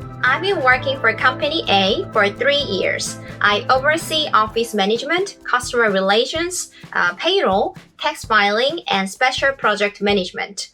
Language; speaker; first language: English; non-native, fluent; Korean